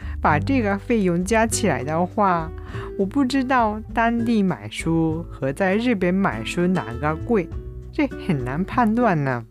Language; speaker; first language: Chinese; non-native, fluent; Japanese